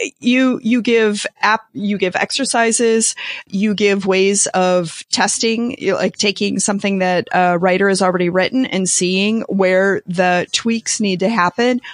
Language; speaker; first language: English; native; English